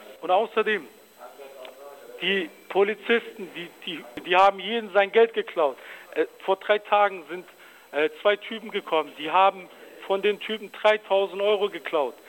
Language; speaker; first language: German; early bilingual, other home language; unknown